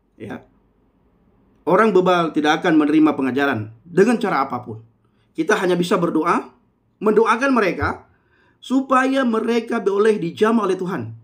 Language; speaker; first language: Indonesian; non-native, local second language; Achinese